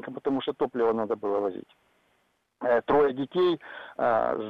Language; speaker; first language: Russian; native; Russian